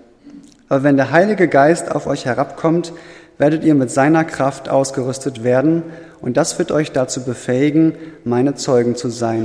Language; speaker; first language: German; native; German